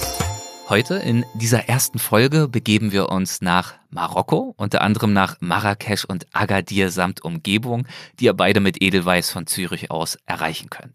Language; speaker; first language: German; native; German